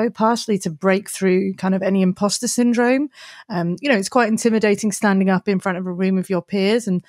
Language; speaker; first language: English; native; English